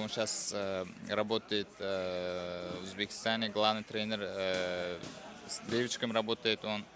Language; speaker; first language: Russian; non-native, fluent; Uzbek